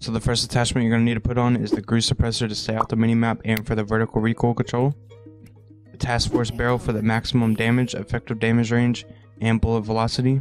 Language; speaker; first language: English; native; English